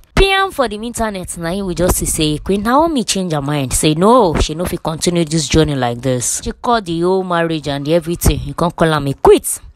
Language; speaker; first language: Nigerian Pidgin; non-native, local second language; Yoruba